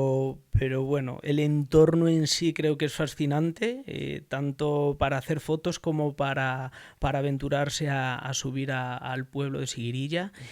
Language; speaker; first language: Spanish; native; Spanish